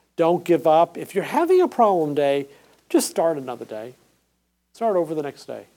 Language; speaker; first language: English; native; English